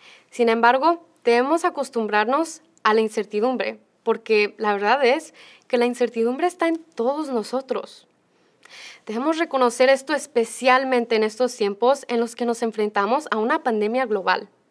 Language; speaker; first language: Spanish; early bilingual, heritage; Spanish